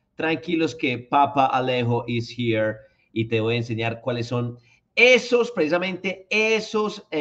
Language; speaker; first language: Spanish; native; Spanish